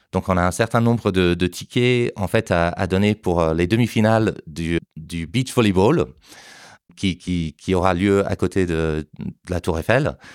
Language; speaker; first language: French; non-native, fluent; English